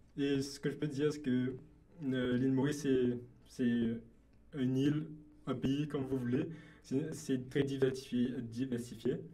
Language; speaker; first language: French; non-native, local second language; Morisyen